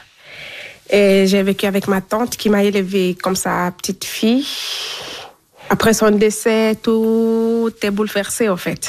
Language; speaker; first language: French; non-native, local second language; Fula